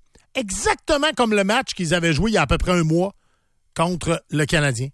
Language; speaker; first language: French; native; French